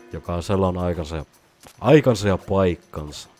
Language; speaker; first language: Finnish; native; Finnish